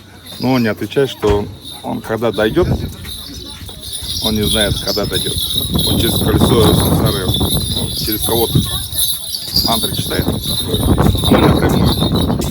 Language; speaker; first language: Russian; non-native, local second language; Tuvinian